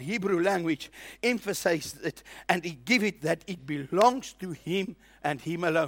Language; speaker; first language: English; non-native, local second language; Afrikaans